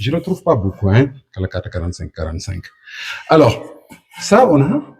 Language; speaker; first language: French; non-native, local second language; Wolof